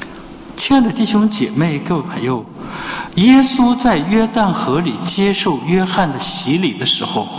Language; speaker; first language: Chinese; native; Chinese